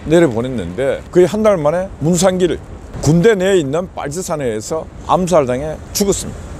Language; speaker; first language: Korean; native; Korean